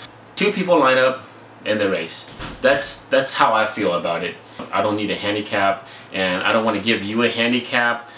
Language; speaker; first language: English; native; English